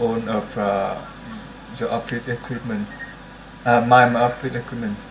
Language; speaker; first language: English; non-native, learner; Vietnamese